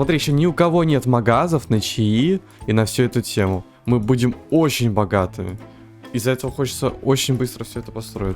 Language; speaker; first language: Russian; native; Russian